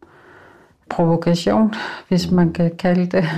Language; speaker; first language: Danish; non-native, local second language; Kalaallisut